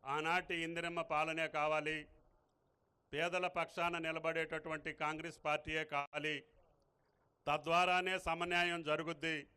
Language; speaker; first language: Telugu; native; Telugu